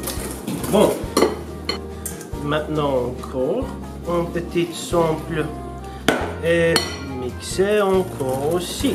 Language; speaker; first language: French; non-native, learner; Latvian